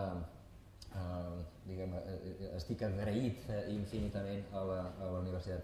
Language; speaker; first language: Catalan; native; Catalan